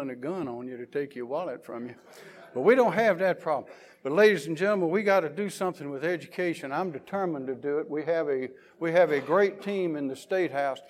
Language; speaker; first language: English; native; English